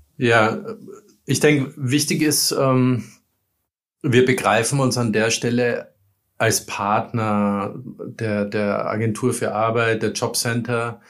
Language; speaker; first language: German; native; German